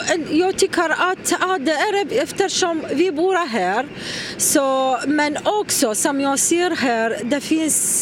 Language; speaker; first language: Swedish; non-native, learner; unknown